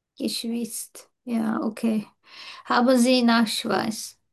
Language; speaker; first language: German; non-native, learner; Turkish